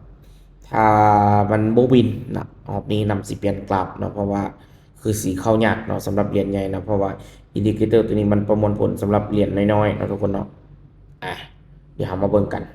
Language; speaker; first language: Thai; non-native, local second language; Northeastern Thai